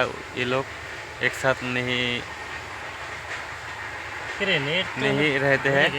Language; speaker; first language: Hindi; non-native, local second language; Bangla